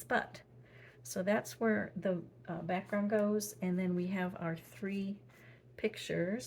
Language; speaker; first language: English; native; English